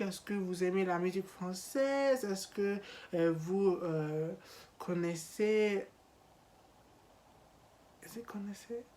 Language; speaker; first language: French; non-native, learner; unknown